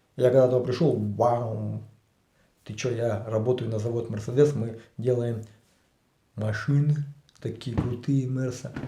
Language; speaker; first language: Russian; native; Russian